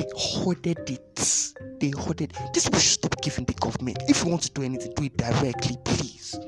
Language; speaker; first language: English; non-native, local second language; Yoruba